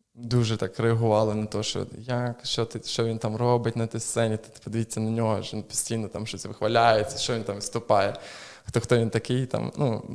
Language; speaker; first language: Ukrainian; native; Ukrainian